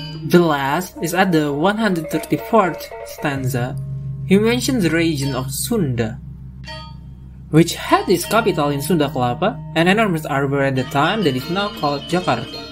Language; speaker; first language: English; non-native, fluent; Indonesian